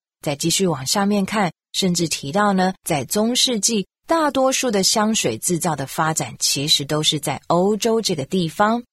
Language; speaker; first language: Chinese; native; Chinese